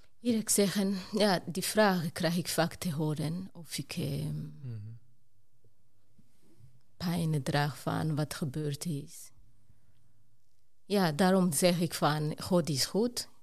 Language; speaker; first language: Dutch; non-native, fluent; Rundi